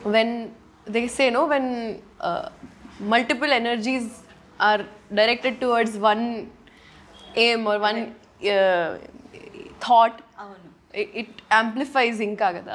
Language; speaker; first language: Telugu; non-native, local second language; Urdu